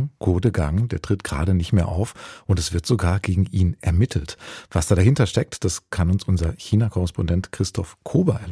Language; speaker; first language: German; native; German